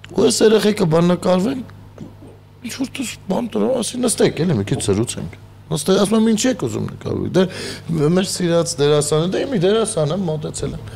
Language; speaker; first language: Armenian; native; Armenian